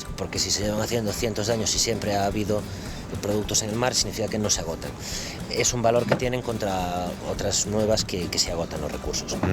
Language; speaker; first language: Spanish; native; Spanish